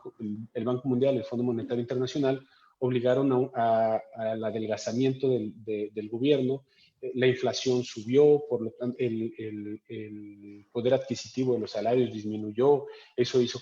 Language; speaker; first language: Spanish; native; Spanish